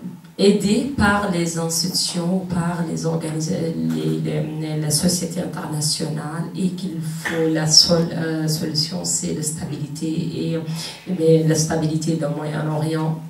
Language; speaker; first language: French; non-native, fluent; Kurdish